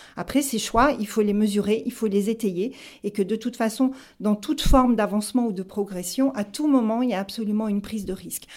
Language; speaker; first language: French; native; French